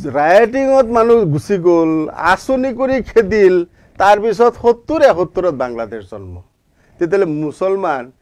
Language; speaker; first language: Assamese; non-native, local second language; Bangla